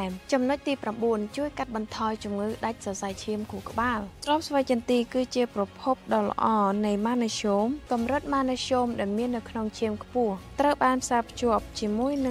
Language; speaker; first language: Khmer; native; Khmer